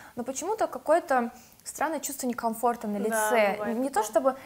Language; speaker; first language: Russian; native; Russian